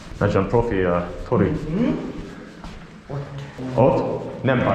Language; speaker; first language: Hungarian; non-native, learner; English